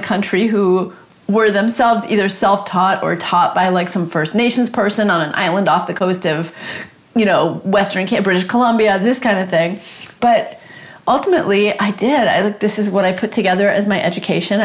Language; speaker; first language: English; native; English